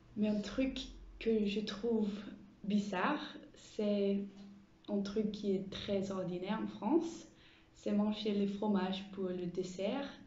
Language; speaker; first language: French; non-native, fluent; Danish